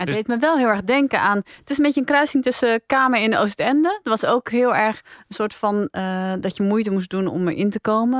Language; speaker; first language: Dutch; native; Dutch